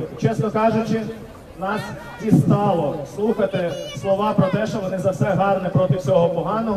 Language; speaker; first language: Ukrainian; native; Ukrainian